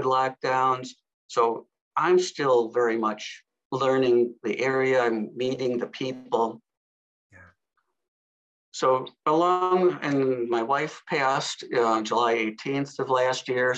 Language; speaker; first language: English; native; English